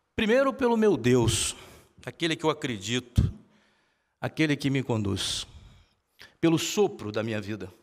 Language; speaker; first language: Portuguese; native; Portuguese